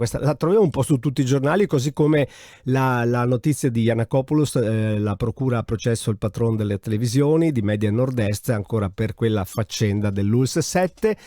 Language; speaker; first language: Italian; native; Italian